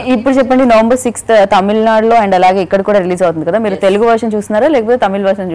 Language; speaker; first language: Telugu; native; Telugu